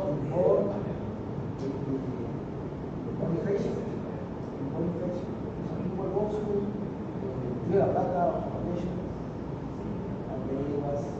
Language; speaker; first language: English; non-native, learner; Spanish